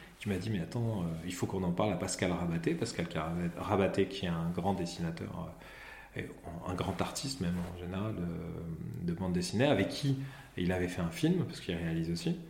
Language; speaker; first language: French; native; French